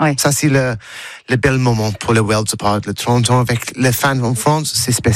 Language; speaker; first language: French; non-native, learner; English